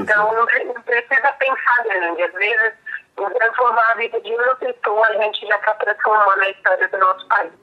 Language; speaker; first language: Portuguese; native; Portuguese